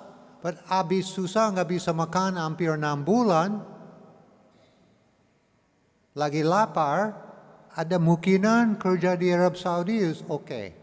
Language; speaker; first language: Indonesian; non-native, learner; English